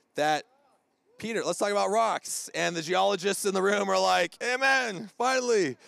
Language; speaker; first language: English; native; English